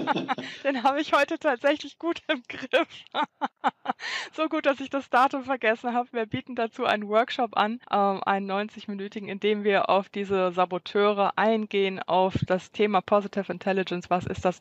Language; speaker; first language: German; native; German